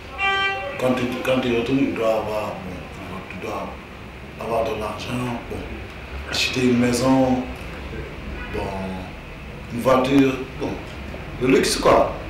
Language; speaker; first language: French; non-native, local second language; Wolof